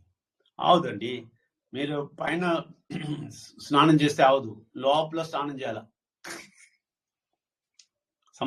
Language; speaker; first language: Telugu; non-native, learner; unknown